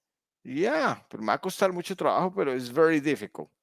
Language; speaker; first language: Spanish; native; Spanish